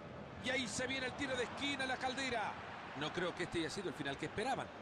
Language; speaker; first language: Spanish; native; Spanish